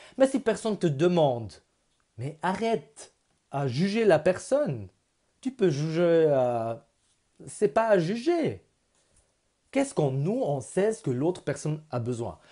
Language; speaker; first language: French; non-native, local second language; German